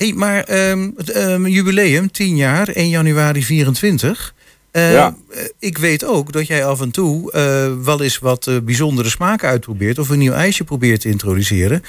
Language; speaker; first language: Dutch; native; Dutch